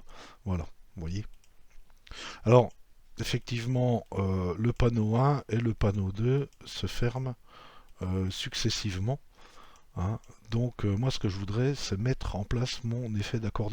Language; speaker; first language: French; native; French